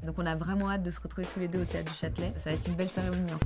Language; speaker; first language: French; native; French